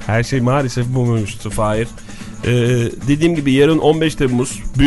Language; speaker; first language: Turkish; native; Turkish